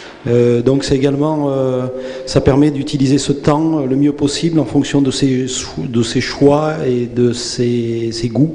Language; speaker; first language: French; native; French